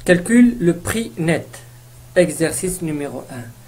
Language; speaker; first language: French; non-native, local second language; Arabic